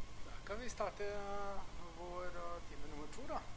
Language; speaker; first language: Norwegian; non-native, fluent; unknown